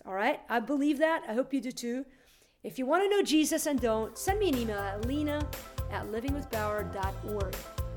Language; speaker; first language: English; native; English